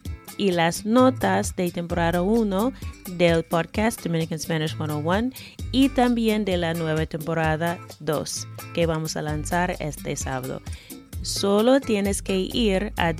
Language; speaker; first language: Spanish; non-native, fluent; English